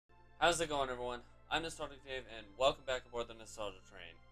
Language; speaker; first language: English; native; English